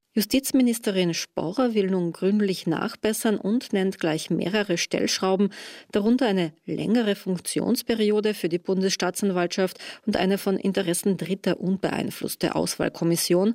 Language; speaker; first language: German; native; German